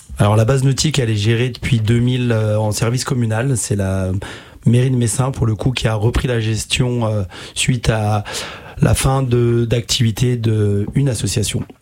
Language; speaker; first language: French; native; French